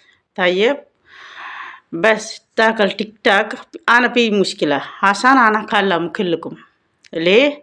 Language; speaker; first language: Arabic; non-native, learner; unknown